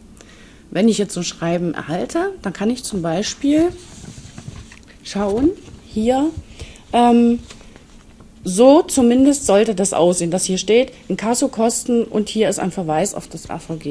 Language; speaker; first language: German; native; German